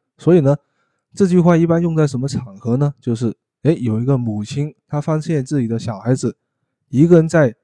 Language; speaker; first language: Chinese; non-native, local second language; Cantonese